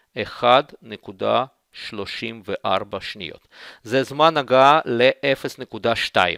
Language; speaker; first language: Hebrew; non-native, fluent; Russian